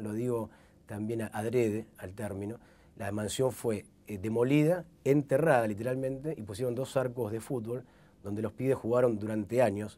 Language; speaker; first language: Spanish; native; Spanish